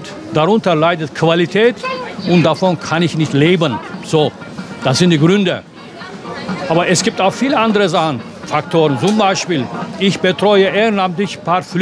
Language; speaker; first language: German; non-native, fluent; Turkish